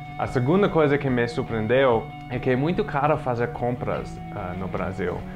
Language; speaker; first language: Portuguese; non-native, fluent; English